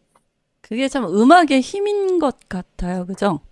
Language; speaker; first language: Korean; native; Korean